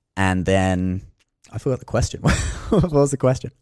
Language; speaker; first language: English; native; English